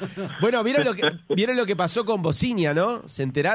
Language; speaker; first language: Spanish; native; Spanish